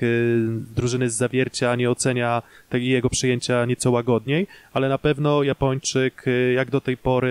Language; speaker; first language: Polish; native; Polish